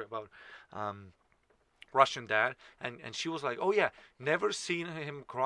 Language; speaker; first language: English; non-native, fluent; Estonian